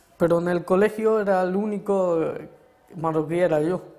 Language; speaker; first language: Spanish; early bilingual, other home language; Arabic